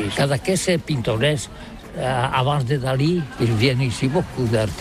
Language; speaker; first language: French; non-native, learner; Catalan